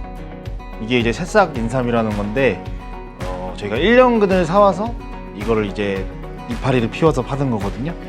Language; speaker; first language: Korean; native; Korean